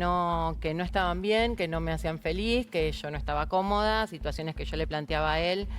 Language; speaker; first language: Spanish; native; Spanish